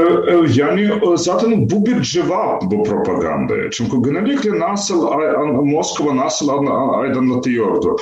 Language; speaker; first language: Turkish; non-native, fluent; Ukrainian